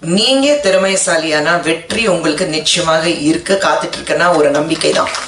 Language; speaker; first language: Tamil; non-native, fluent; Hindi